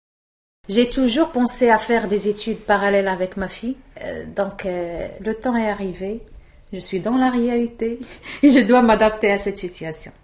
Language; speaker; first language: French; non-native, local second language; Arabic